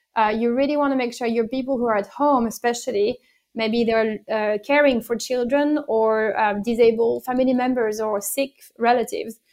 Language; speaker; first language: English; non-native, fluent; French